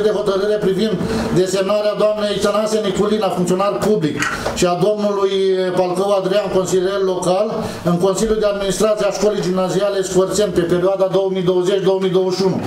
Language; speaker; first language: Romanian; native; Romanian